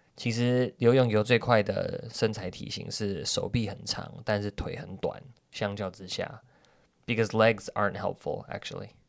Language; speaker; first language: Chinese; native; Chinese